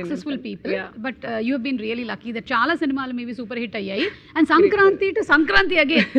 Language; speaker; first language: Telugu; native; Telugu